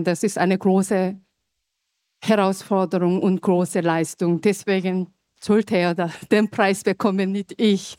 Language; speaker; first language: German; non-native, fluent; Korean